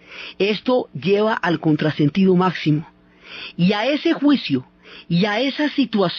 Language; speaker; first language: Spanish; native; Spanish